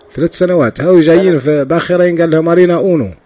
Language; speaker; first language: Arabic; native; Arabic